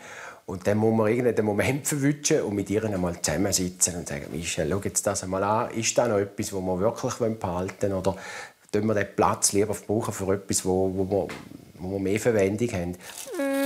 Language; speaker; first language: German; native; German